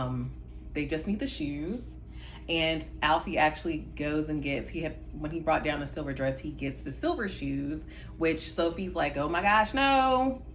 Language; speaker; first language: English; native; English